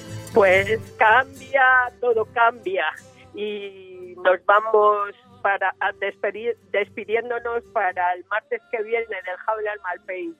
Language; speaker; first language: Spanish; native; Spanish